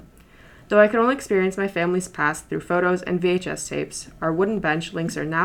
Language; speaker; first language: English; early bilingual, other home language; Polish